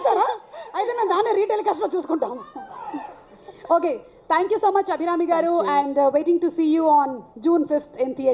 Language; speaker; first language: Telugu; native; Telugu